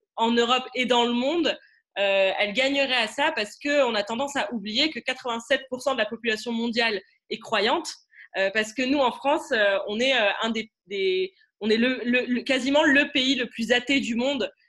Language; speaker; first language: French; non-native, local second language; Arabic